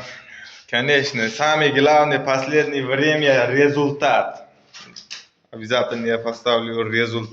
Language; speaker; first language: Russian; non-native, learner; Uzbek